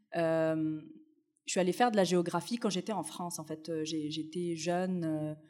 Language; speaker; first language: French; early bilingual, other home language; Arabic